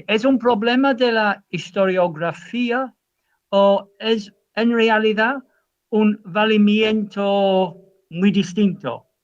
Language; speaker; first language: Spanish; non-native, fluent; English